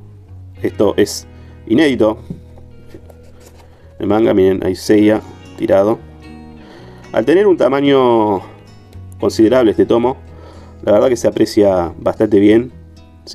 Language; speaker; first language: Spanish; native; Spanish